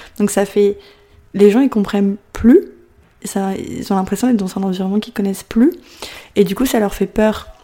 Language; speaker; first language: French; native; French